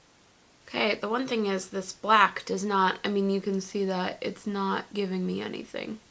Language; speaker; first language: English; native; English